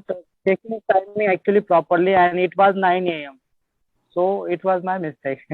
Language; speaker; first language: English; non-native, learner; Marathi